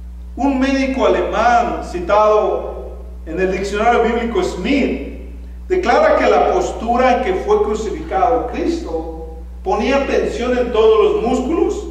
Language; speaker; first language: Spanish; native; Spanish